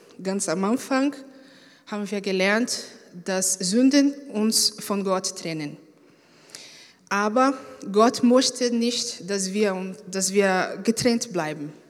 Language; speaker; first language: German; non-native, fluent; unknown